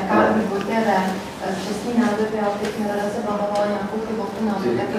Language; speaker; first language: Czech; native; Czech